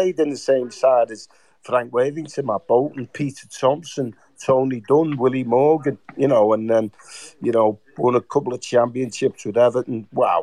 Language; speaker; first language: English; native; English